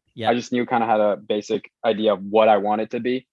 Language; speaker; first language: English; non-native, local second language; Cantonese